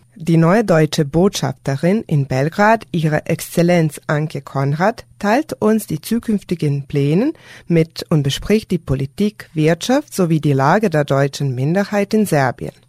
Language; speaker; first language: German; non-native, fluent; Serbian